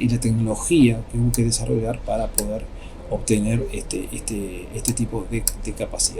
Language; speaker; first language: Spanish; native; Spanish